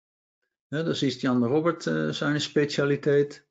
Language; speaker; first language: German; non-native, fluent; Dutch